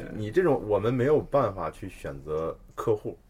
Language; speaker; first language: Chinese; native; Chinese